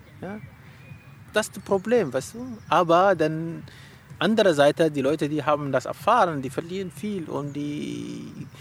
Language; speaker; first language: German; non-native, learner; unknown